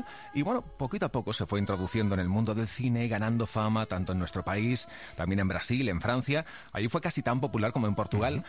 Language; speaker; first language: Spanish; native; Spanish